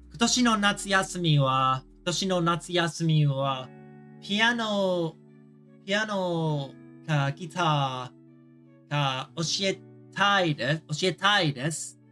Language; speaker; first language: Japanese; non-native, learner; English